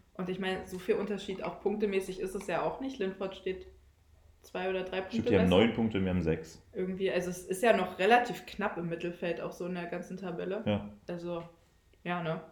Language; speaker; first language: German; native; German